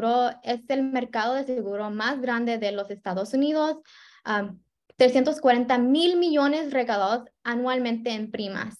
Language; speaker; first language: Spanish; early bilingual, heritage; Spanish